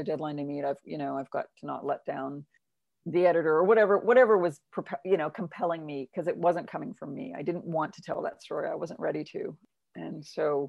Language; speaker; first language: English; native; English